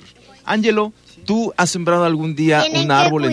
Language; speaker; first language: Spanish; native; Spanish